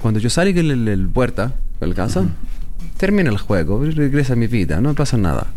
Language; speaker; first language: Spanish; non-native, learner; Arabic